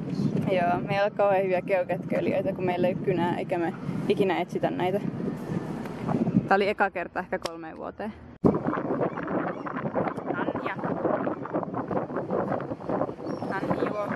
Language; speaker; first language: Finnish; native; Finnish